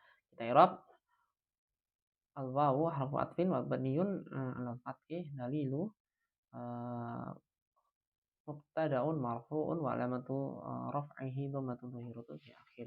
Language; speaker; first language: Arabic; non-native, fluent; Indonesian